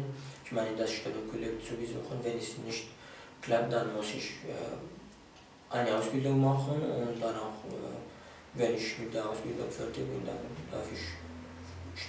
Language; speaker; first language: German; non-native, fluent; Kurdish